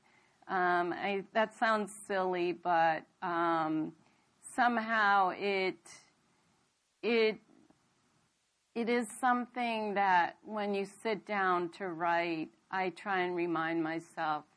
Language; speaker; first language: English; native; English